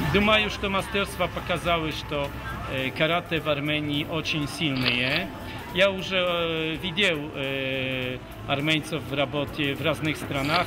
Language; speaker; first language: Russian; non-native, fluent; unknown